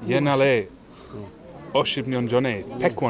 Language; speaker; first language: Korean; non-native, learner; English